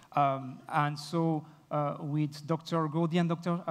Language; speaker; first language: English; non-native, fluent; French